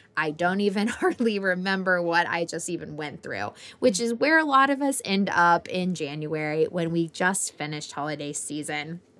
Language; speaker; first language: English; native; English